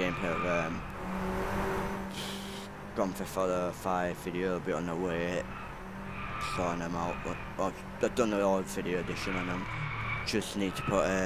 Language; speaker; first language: English; native; English